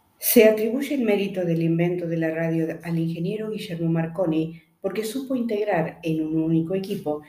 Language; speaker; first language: Spanish; native; Spanish